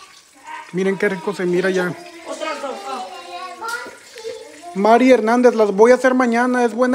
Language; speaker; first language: Spanish; native; Spanish